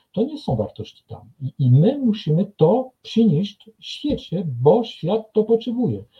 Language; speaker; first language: Polish; non-native, fluent; French